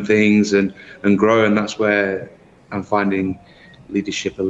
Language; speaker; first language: English; native; English